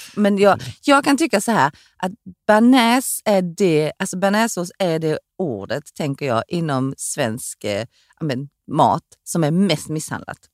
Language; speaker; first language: Swedish; early bilingual, other home language; Korean